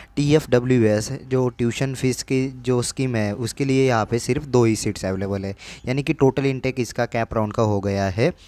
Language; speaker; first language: Hindi; non-native, local second language; Marathi